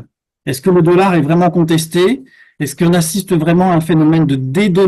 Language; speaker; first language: French; native; French